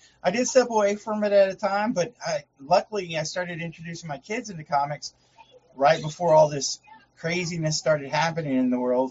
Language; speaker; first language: English; native; English